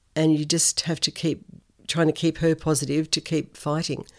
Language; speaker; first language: English; native; English